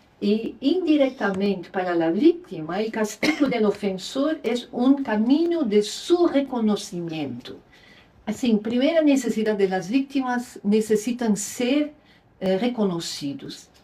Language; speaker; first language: Spanish; non-native, fluent; Luxembourgish